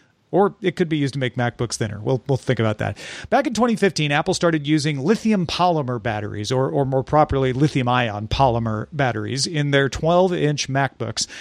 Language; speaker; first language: English; native; English